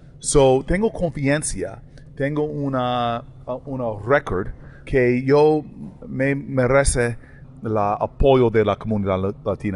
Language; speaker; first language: Spanish; non-native, learner; English